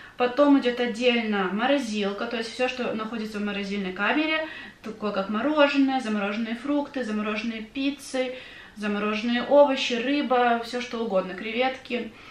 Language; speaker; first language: Russian; native; Russian